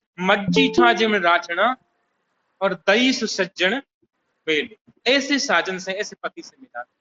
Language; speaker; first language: Hindi; native; Hindi